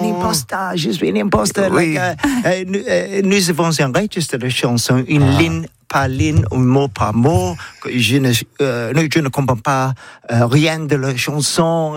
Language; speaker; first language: French; non-native, learner; English